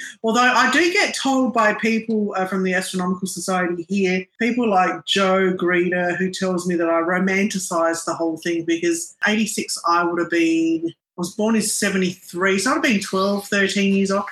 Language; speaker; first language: English; non-native, local second language; Arabic